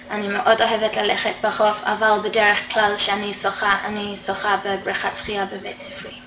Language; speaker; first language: Hebrew; non-native, fluent; English